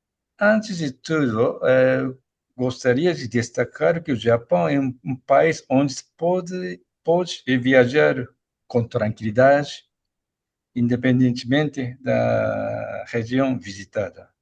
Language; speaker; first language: Portuguese; non-native, fluent; Japanese